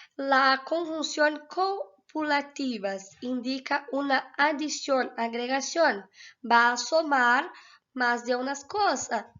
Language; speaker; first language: Spanish; non-native, fluent; Portuguese